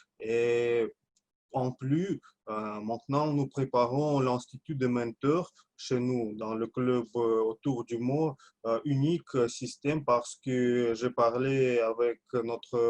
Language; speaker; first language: French; non-native, fluent; Russian